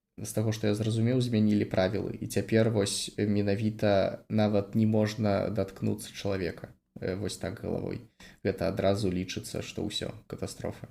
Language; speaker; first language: Belarusian; non-native, local second language; Russian